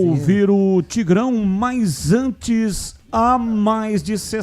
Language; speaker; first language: Portuguese; native; Portuguese